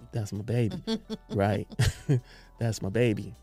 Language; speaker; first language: English; native; English